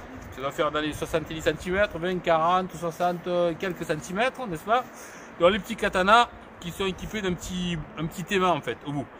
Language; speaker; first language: French; native; French